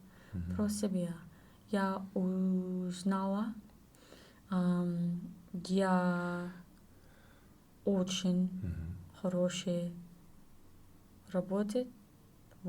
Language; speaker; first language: Russian; non-native, learner; English